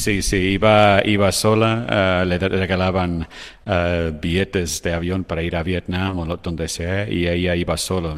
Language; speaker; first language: Spanish; non-native, fluent; French